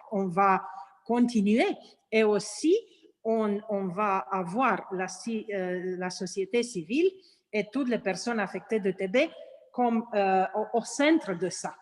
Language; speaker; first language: French; non-native, learner; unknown